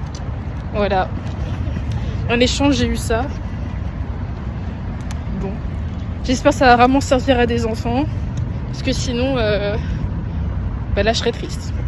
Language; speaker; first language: French; native; French